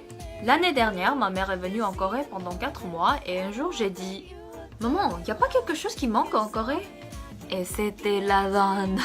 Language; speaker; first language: French; non-native, fluent; Korean